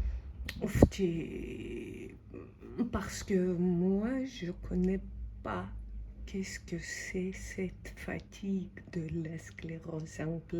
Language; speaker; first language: French; non-native, fluent; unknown